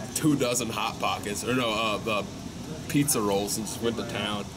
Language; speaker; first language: English; native; English